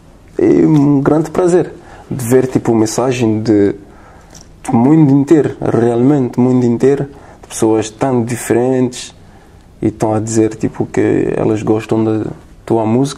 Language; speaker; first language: Portuguese; non-native, learner; French